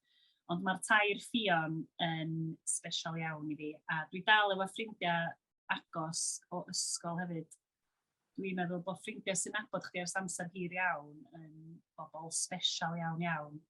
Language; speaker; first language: Welsh; native; Welsh